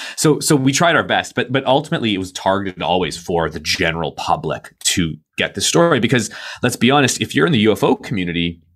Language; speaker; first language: English; native; English